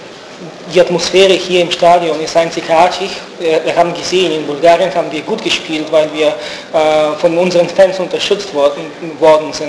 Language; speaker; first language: German; non-native, fluent; Bulgarian